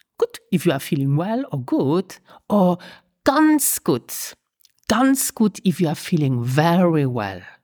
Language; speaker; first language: English; non-native, fluent; Luxembourgish